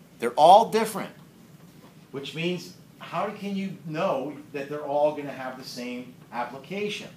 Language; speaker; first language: English; native; English